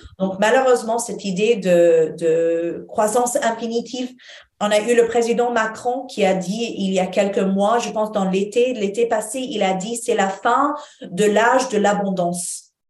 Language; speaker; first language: French; non-native, fluent; Arabic